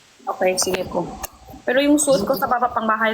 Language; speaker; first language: Filipino; non-native, learner; Chinese